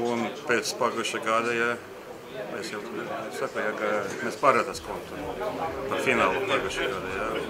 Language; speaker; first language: Latvian; non-native, learner; Russian